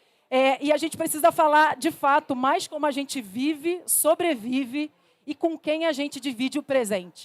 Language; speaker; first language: Portuguese; native; Portuguese